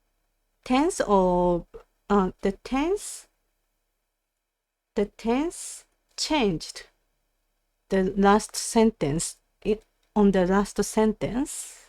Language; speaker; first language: English; non-native, learner; Japanese